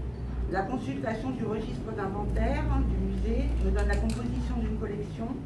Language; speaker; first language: French; native; French